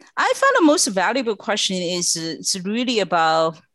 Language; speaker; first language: English; non-native, fluent; Chinese